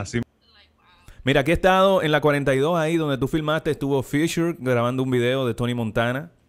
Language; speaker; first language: Spanish; native; Spanish